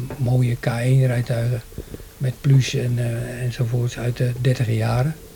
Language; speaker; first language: Dutch; native; Dutch